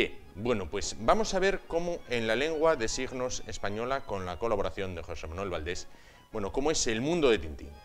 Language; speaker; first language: Spanish; native; Spanish